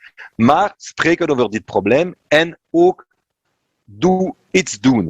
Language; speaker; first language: Dutch; non-native, local second language; French